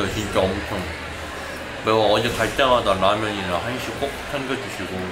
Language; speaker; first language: Korean; native; Korean